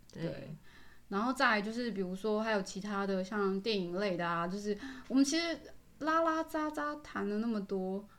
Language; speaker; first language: Chinese; native; Chinese